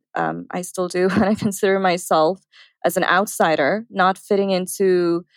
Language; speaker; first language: English; early bilingual, other home language; Arabic